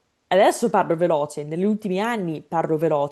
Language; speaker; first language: Italian; non-native, fluent; English